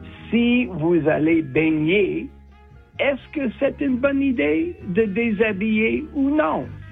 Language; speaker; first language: French; non-native, local second language; English